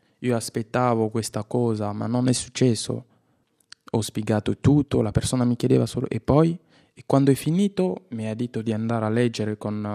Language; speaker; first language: Italian; non-native, fluent; Lingala